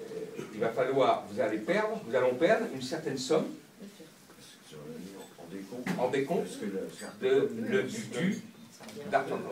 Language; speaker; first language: French; native; French